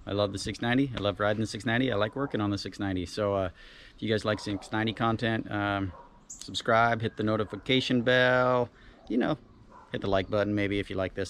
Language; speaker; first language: English; native; English